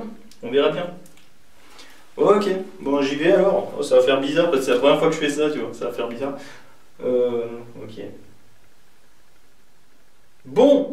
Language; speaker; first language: French; native; French